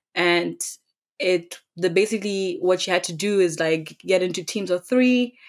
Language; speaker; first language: English; non-native, local second language; Tswana